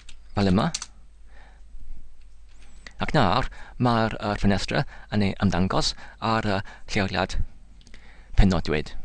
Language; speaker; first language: Welsh; non-native, learner; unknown